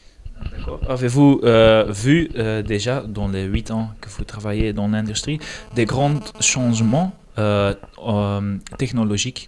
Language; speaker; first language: French; non-native, learner; Dutch